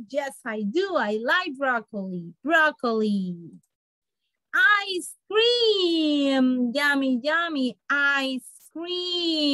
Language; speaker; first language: English; non-native, fluent; Spanish